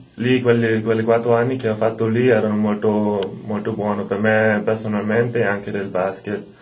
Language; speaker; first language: Italian; non-native, fluent; German